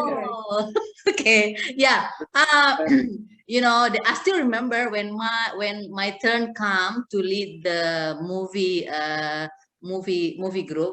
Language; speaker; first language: English; non-native, fluent; Indonesian